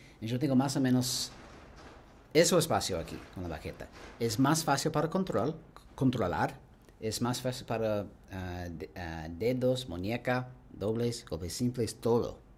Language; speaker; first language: Spanish; non-native, learner; English